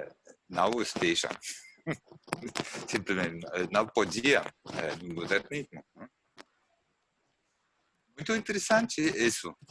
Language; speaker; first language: Portuguese; non-native, learner; German